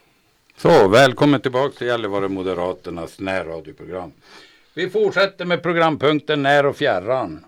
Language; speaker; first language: Swedish; native; Swedish